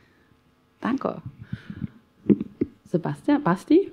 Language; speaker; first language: German; native; German